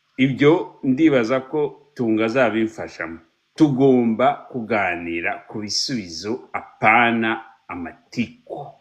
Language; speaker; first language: Kinyarwanda; early bilingual, heritage; Kinyarwanda